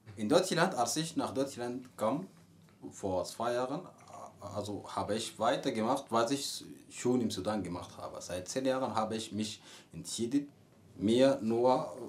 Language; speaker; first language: German; non-native, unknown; Arabic